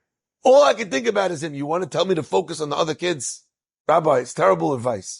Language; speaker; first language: English; native; English